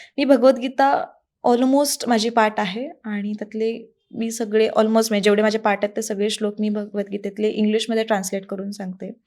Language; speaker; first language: Marathi; native; Marathi